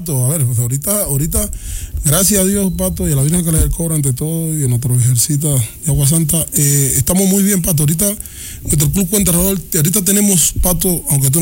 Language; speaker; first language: Spanish; native; Spanish